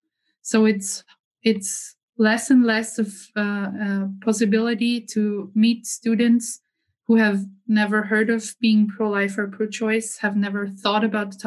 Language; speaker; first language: English; non-native, fluent; German